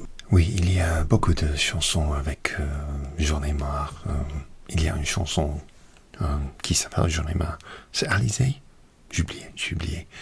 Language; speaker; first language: French; non-native, learner; English